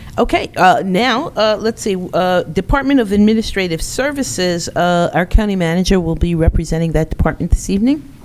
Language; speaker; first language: English; native; English